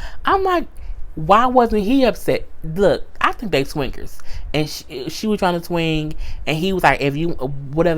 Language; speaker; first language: English; native; English